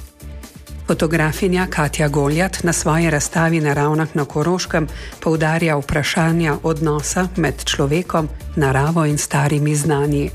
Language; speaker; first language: Slovenian; native; Slovenian